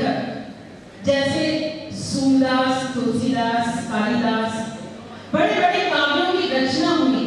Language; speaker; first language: Hindi; native; Hindi